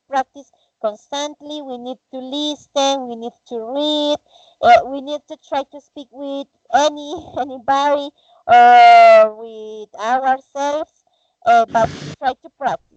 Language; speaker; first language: English; non-native, fluent; Spanish